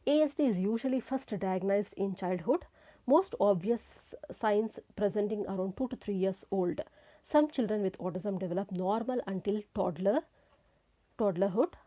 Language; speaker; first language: English; non-native, local second language; Kannada